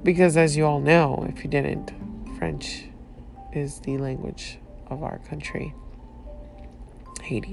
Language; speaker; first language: English; early bilingual, other home language; Haitian Creole